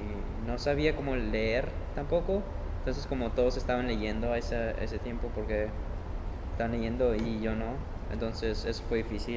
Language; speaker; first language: Spanish; early bilingual, heritage; Spanish